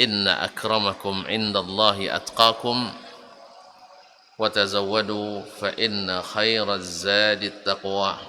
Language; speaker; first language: Arabic; non-native, fluent; Indonesian